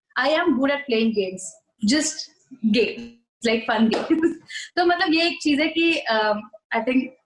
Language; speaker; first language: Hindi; native; Hindi